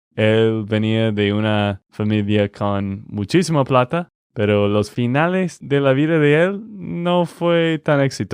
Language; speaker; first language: Spanish; non-native, fluent; English